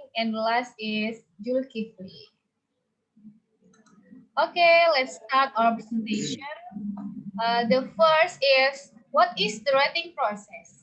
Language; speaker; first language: English; non-native, fluent; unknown